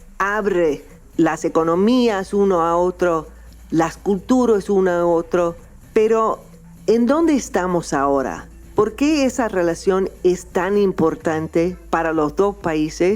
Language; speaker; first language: Spanish; non-native, fluent; English